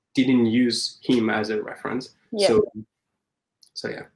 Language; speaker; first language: English; non-native, fluent; French